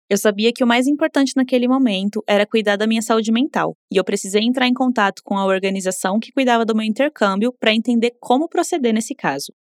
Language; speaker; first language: Portuguese; native; Portuguese